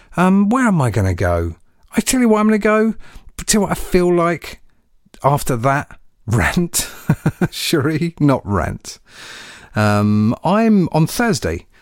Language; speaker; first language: English; native; English